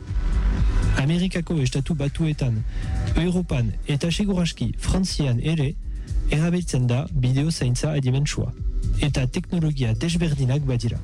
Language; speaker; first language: Basque; non-native, local second language; French